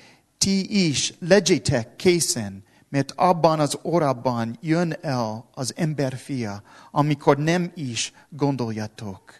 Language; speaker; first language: Hungarian; non-native, learner; English